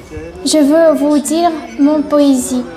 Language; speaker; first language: French; non-native, learner; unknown